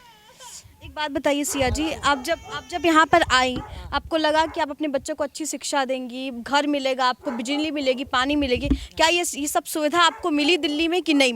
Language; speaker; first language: Hindi; native; Hindi